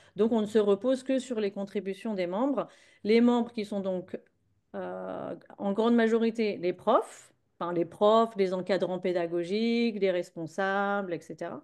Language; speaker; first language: French; native; French